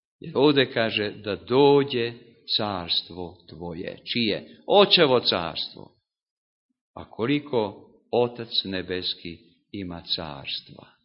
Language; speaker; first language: Serbian; non-native, local second language; Hungarian